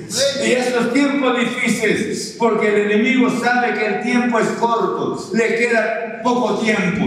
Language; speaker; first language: Spanish; native; Spanish